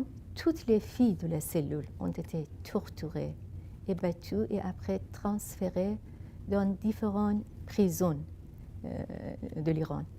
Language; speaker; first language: French; non-native, fluent; Persian